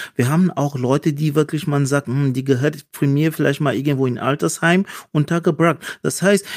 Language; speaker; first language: German; non-native, fluent; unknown